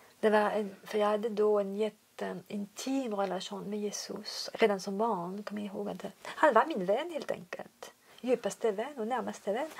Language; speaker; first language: Swedish; non-native, fluent; French